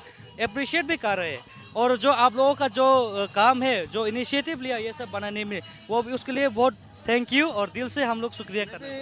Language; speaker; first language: Hindi; non-native, local second language; Kok Borok